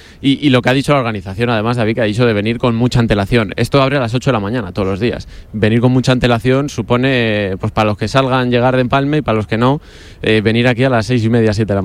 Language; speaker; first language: Spanish; native; Spanish